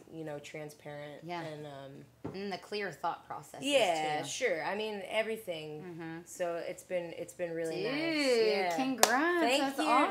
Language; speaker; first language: English; native; English